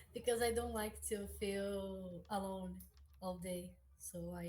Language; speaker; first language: English; non-native, learner; Portuguese